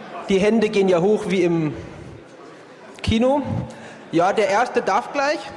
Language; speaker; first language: German; native; German